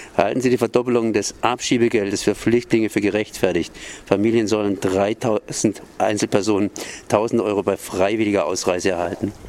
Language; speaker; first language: German; native; German